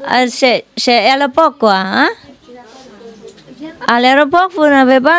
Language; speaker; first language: French; non-native, learner; Vietnamese